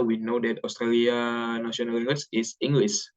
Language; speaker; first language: English; non-native, learner; Indonesian